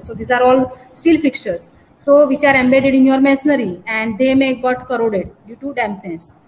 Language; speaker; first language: English; non-native, local second language; Gujarati